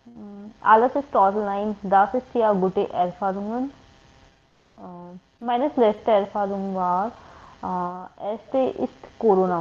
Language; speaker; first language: German; non-native, learner; Hindi